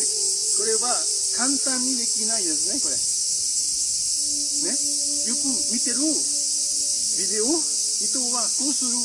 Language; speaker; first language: Japanese; non-native, fluent; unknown